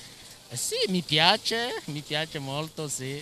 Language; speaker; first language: Italian; non-native, learner; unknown